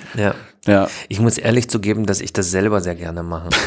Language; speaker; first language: German; non-native, fluent; Polish